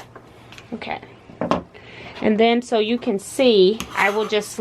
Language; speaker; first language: English; native; English